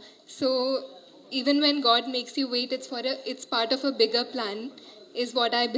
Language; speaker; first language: Tamil; non-native, fluent; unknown